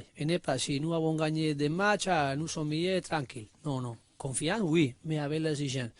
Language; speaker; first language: French; non-native, learner; Spanish